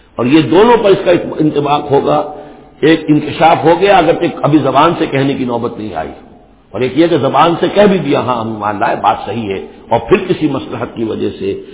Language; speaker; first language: Urdu; native; Urdu